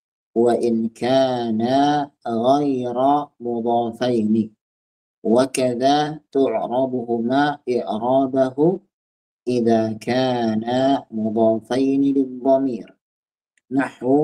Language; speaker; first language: Arabic; non-native, fluent; Indonesian